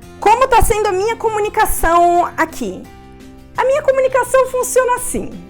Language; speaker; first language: Portuguese; native; Portuguese